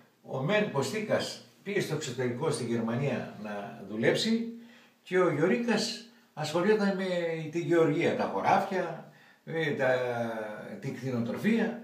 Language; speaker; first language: Greek; native; Greek